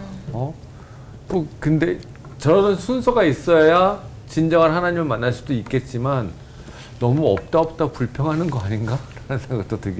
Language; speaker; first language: Korean; native; Korean